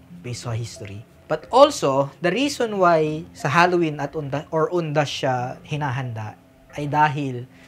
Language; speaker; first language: Filipino; non-native, local second language; Pangasinan